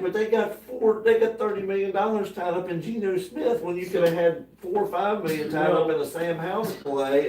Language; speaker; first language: English; native; English